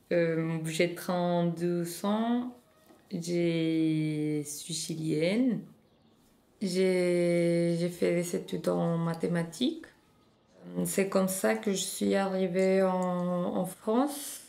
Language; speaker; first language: French; non-native, fluent; Spanish